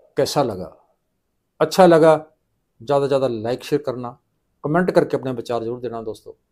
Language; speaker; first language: Hindi; non-native, local second language; Punjabi